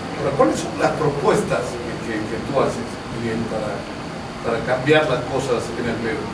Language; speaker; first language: Spanish; native; Spanish